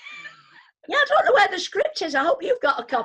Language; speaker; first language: English; native; English